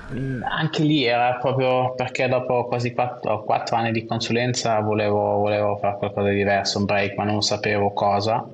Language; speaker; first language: Italian; non-native, local second language; German